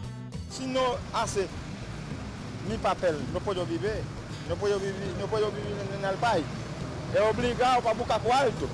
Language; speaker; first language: Spanish; non-native, learner; Haitian Creole